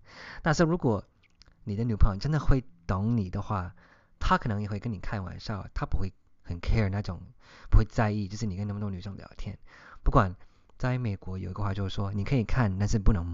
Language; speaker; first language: Chinese; early bilingual, heritage; English